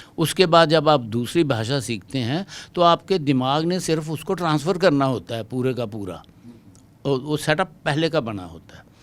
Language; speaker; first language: Hindi; non-native, local second language; Dogri